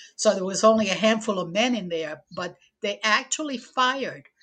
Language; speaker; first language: English; non-native, fluent; Spanish